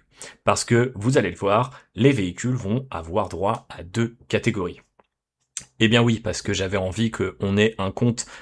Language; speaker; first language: French; native; French